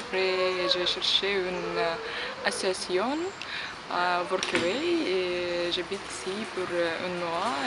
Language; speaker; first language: French; non-native, learner; Russian